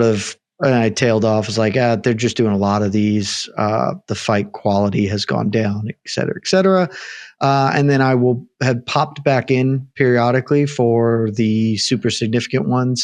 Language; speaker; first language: English; native; English